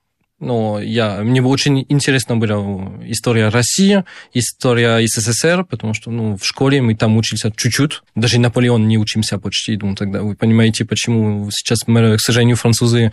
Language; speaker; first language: Russian; non-native, fluent; French